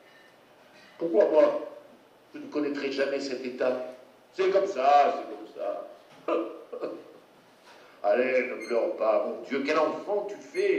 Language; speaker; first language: French; native; French